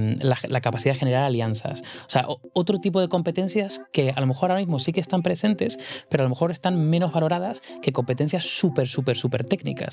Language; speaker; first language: Spanish; native; Spanish